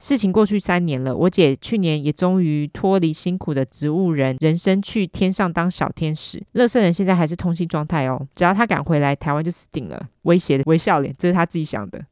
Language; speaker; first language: Chinese; native; Chinese